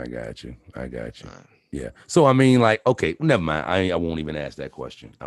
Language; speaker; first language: English; native; English